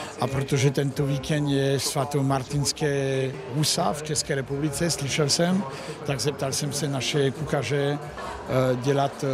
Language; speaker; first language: Czech; non-native, learner; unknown